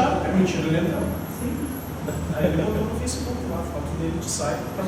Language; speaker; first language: Portuguese; native; Portuguese